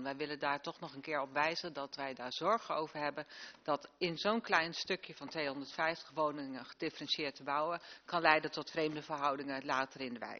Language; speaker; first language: Dutch; native; Dutch